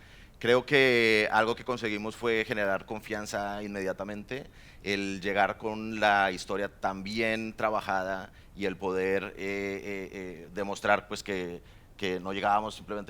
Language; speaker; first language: Spanish; native; Spanish